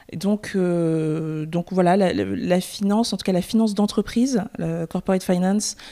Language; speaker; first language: French; native; French